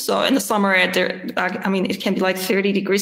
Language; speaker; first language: English; non-native, fluent; Polish